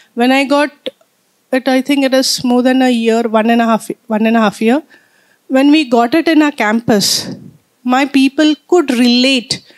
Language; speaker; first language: English; non-native, local second language; Marathi